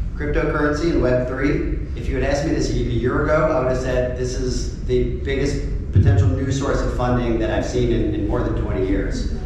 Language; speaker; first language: English; native; English